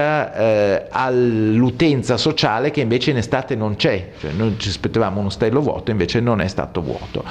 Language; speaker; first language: Italian; native; Italian